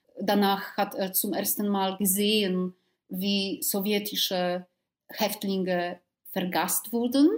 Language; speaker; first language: German; non-native, fluent; Polish